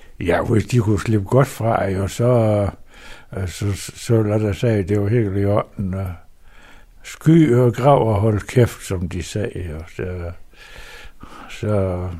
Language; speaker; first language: Danish; native; Danish